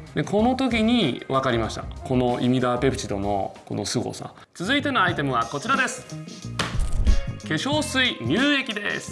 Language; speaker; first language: Japanese; native; Japanese